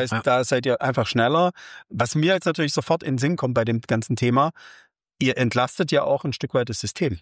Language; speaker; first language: German; native; German